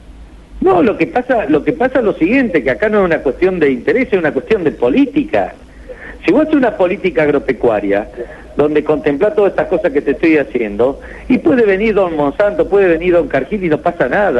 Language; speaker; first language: Spanish; native; Spanish